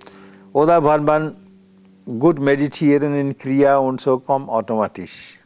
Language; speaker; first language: German; non-native, learner; Bangla